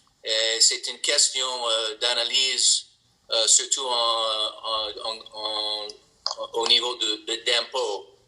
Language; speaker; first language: French; non-native, learner; English